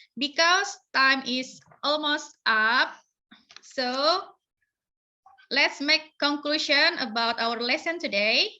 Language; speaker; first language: English; non-native, fluent; Indonesian